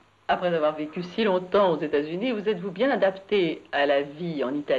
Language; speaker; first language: French; native; French